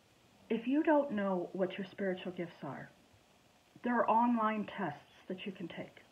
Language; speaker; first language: English; native; English